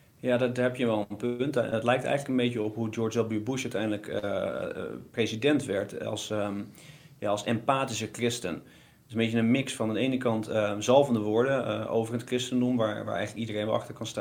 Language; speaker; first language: Dutch; native; Dutch